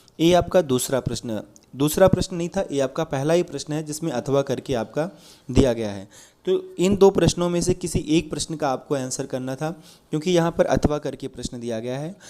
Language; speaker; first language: Hindi; native; Hindi